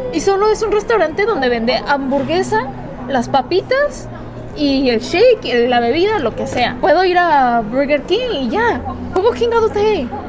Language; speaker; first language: Spanish; early bilingual, other home language; Korean